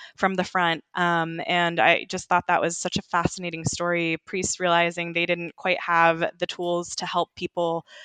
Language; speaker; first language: English; early bilingual, other home language; Ukrainian